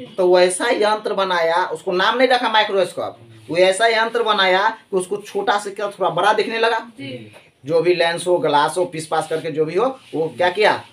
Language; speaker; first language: Hindi; native; Hindi